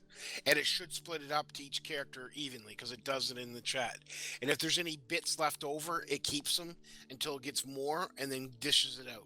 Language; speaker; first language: English; native; English